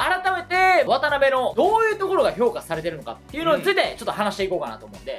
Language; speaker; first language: Japanese; native; Japanese